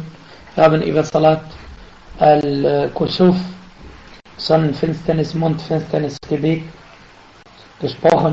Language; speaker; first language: German; non-native, fluent; Arabic